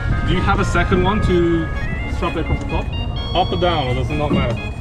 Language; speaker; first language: English; non-native, fluent; Polish